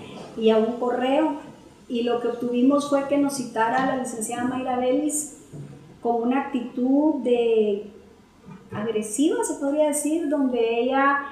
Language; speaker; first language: Spanish; native; Spanish